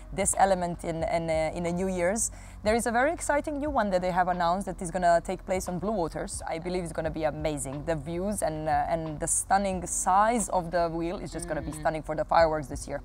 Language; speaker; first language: English; non-native, fluent; Serbian